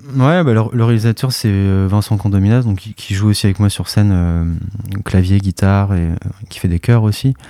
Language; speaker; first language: French; native; French